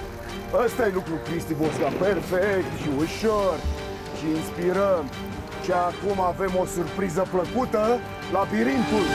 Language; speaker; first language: Romanian; native; Romanian